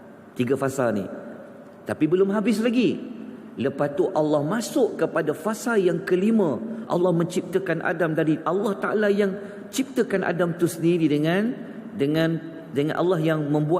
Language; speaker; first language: Malay; native; Malay